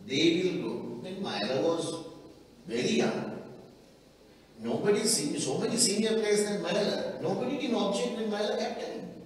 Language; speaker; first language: English; non-native, local second language; Sinhala